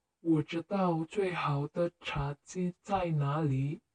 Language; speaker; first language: Chinese; non-native, learner; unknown